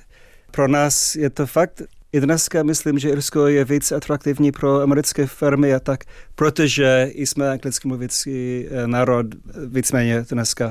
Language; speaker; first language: Czech; non-native, fluent; English